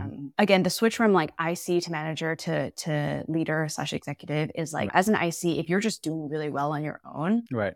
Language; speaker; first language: English; native; English